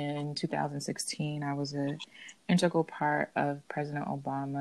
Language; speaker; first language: English; native; English